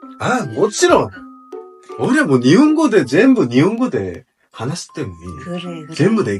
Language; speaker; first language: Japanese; non-native, fluent; Korean